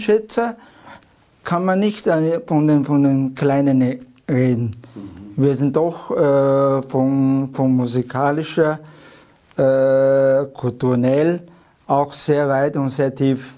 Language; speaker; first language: German; non-native, learner; Chinese